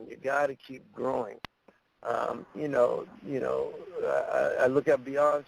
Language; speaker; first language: English; native; English